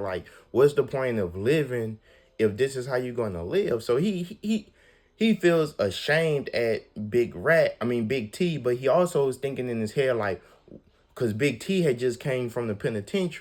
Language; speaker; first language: English; native; English